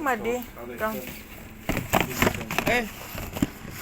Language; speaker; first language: Dutch; non-native, learner; Filipino